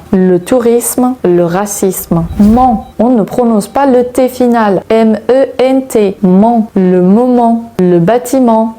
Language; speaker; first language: French; non-native, fluent; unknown